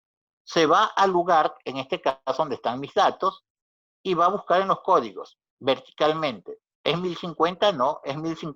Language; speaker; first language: Spanish; native; Spanish